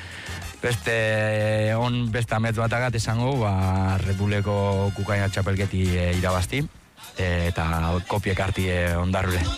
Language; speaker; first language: Basque; native; Basque